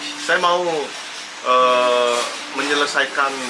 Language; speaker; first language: Indonesian; non-native, local second language; Balinese